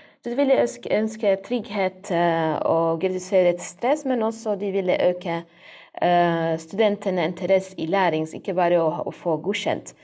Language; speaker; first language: Norwegian; non-native, learner; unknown